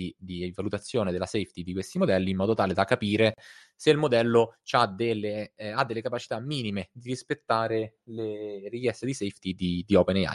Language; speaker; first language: Italian; native; Italian